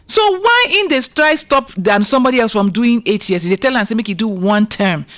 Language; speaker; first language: Nigerian Pidgin; non-native, local second language; Yoruba